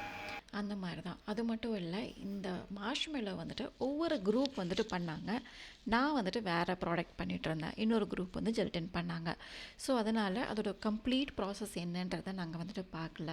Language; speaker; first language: Tamil; native; Tamil